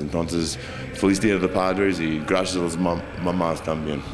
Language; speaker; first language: Spanish; non-native, fluent; English